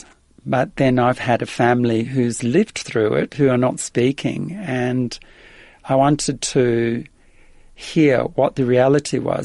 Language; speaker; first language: English; early bilingual, other home language; Dutch